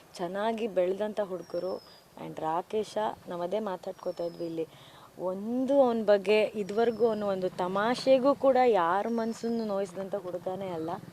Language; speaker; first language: Kannada; native; Kannada